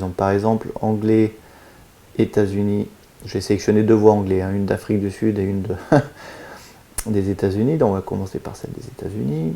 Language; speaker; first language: French; native; French